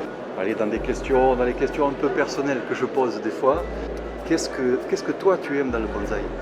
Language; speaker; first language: French; native; French